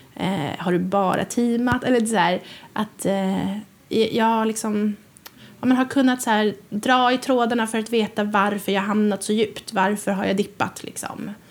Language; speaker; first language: Swedish; native; Swedish